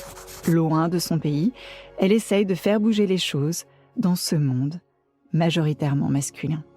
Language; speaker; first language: French; native; French